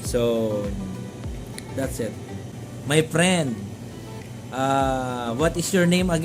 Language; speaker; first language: English; non-native, learner; Filipino